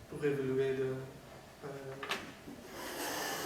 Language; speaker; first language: French; non-native, learner; Dutch